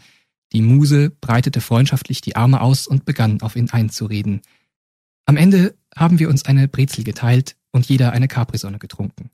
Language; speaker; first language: German; native; German